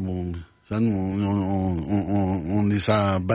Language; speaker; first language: French; non-native, fluent; Spanish